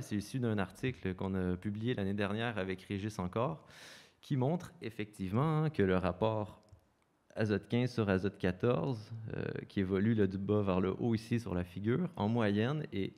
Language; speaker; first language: French; native; French